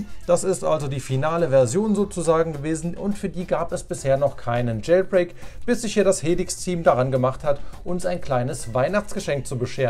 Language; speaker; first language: German; native; German